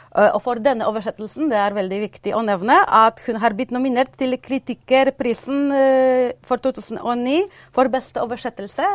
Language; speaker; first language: Norwegian; non-native, fluent; Polish